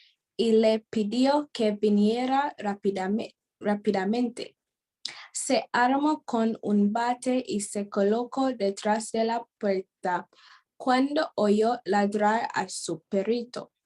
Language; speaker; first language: Spanish; non-native, fluent; English